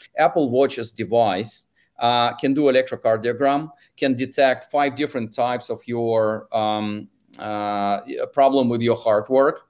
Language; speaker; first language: English; non-native, fluent; Russian